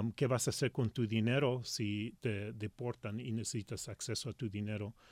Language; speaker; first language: Spanish; early bilingual, heritage; Spanish